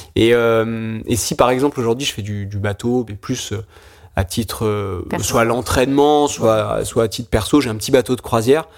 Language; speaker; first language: French; native; French